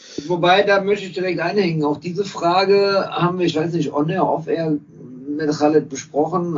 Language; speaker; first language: German; native; German